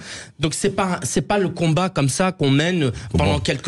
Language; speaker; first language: French; native; French